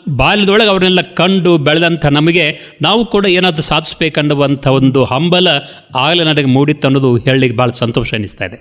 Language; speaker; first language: Kannada; native; Kannada